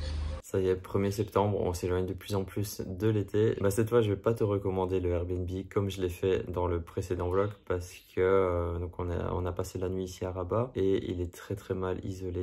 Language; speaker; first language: French; native; French